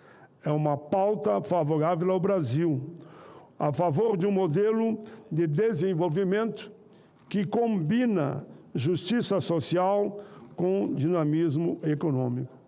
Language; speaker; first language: Portuguese; native; Portuguese